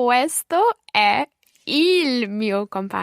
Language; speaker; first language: Italian; non-native, learner; English